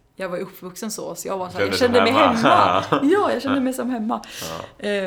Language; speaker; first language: Swedish; native; Swedish